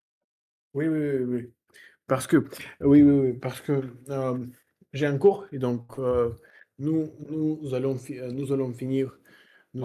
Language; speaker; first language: French; non-native, learner; Russian